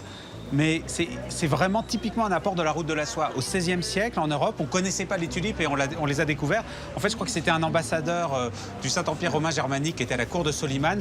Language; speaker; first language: French; native; French